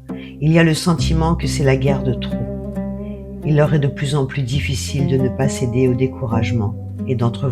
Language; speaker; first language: French; native; French